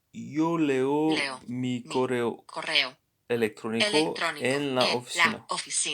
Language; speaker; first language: Spanish; non-native, learner; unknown